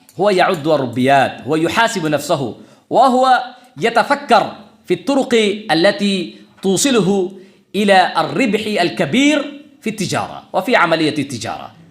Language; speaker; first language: Arabic; non-native, fluent; Urdu